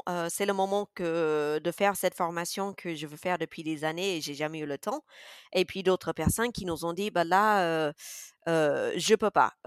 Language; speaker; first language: French; non-native, fluent; English